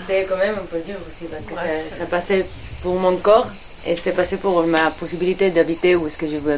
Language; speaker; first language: French; non-native, fluent; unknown